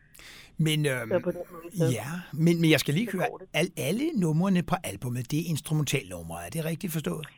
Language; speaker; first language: Danish; native; Danish